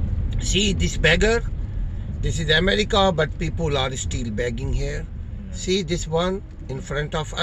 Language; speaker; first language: English; non-native, fluent; Urdu